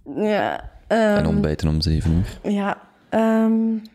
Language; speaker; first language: Dutch; native; Dutch